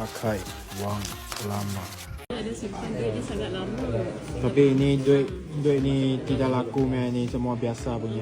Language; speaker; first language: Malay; non-native, local second language; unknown